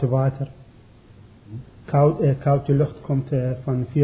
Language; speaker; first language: Dutch; non-native, learner; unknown